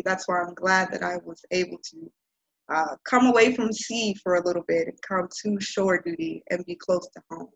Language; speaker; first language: English; native; English